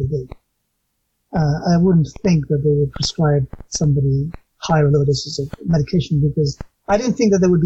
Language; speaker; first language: English; native; English